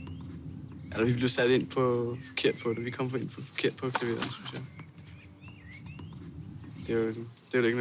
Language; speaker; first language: Danish; native; Danish